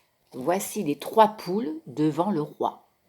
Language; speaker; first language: French; native; French